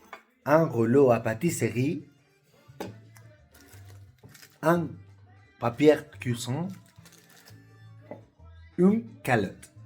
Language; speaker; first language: French; non-native, learner; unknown